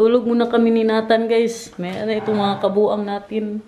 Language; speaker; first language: Filipino; non-native, local second language; Cebuano